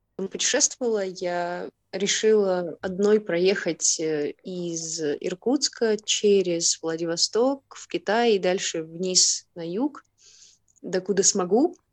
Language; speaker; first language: Russian; native; Russian